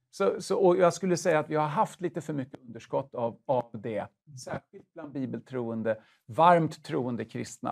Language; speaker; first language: Swedish; native; Swedish